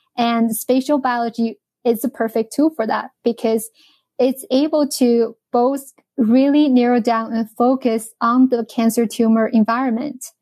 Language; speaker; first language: English; non-native, fluent; Chinese